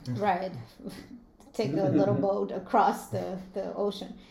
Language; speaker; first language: English; early bilingual, other home language; Latvian